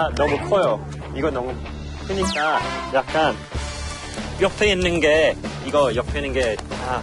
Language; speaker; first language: Korean; non-native, fluent; English